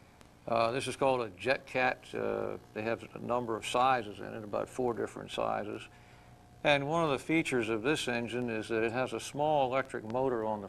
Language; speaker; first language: English; native; English